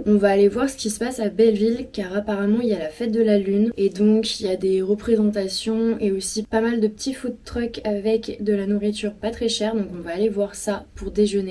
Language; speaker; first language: French; native; French